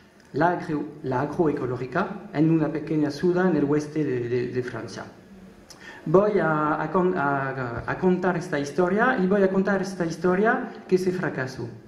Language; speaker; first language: Spanish; non-native, learner; French